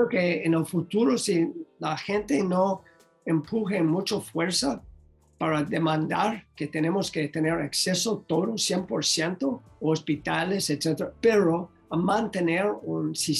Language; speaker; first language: Spanish; non-native, learner; English